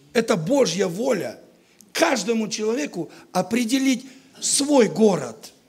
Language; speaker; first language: Russian; native; Russian